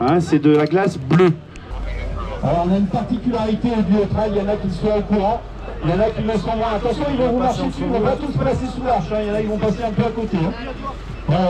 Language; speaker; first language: French; native; French